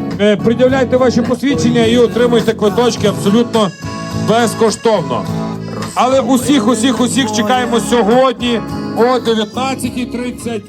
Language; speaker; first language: Ukrainian; native; Ukrainian